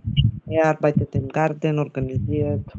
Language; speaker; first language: German; non-native, learner; Macedonian